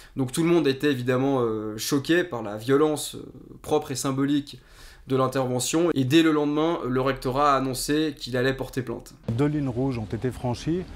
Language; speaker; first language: French; native; French